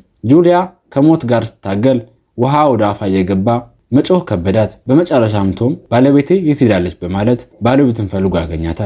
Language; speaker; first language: Amharic; native; Amharic